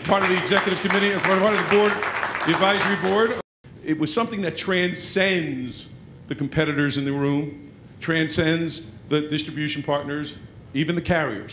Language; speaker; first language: English; native; English